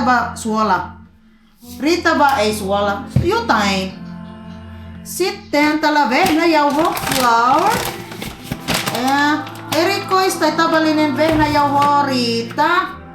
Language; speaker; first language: Finnish; non-native, learner; Filipino